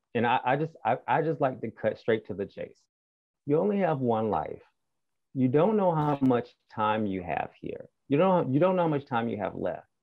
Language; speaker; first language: English; native; English